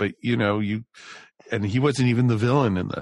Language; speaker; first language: English; native; English